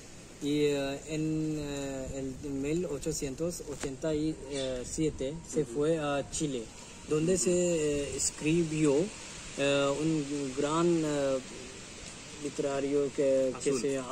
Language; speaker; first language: Spanish; non-native, learner; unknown